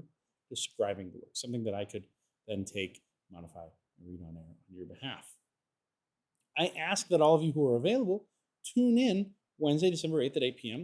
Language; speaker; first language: English; native; English